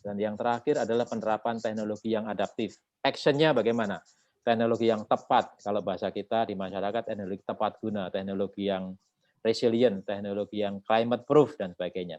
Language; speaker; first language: Indonesian; native; Indonesian